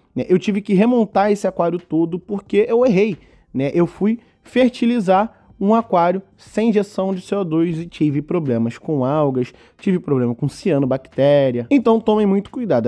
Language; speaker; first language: Portuguese; native; Portuguese